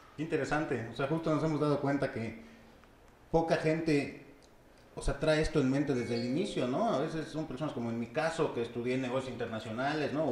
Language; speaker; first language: Spanish; native; Spanish